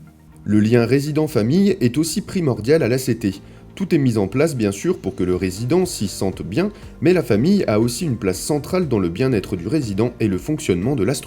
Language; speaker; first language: French; native; French